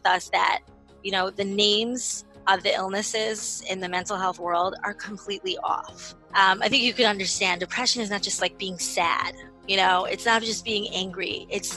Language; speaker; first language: English; native; English